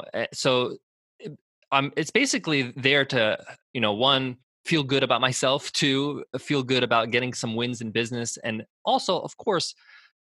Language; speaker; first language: English; native; English